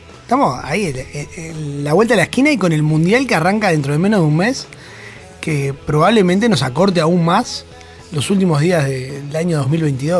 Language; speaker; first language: Spanish; native; Spanish